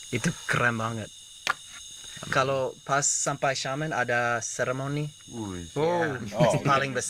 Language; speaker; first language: Indonesian; non-native, learner; English